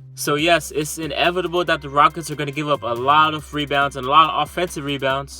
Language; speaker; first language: English; native; English